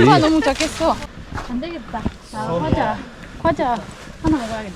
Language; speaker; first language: Korean; non-native, learner; Spanish